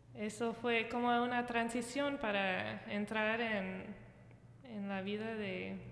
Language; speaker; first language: Spanish; early bilingual, heritage; Spanish